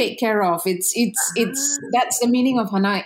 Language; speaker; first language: English; non-native, local second language; Tamil